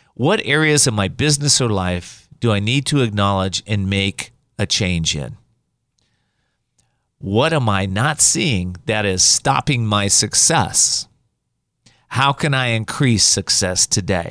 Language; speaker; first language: English; native; English